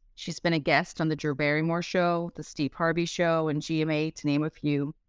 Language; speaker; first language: English; native; English